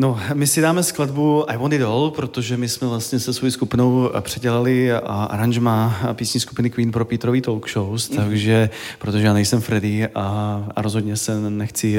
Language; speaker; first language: Czech; native; Czech